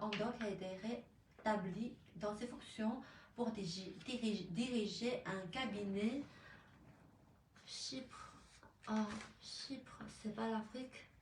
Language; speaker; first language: French; non-native, fluent; Chinese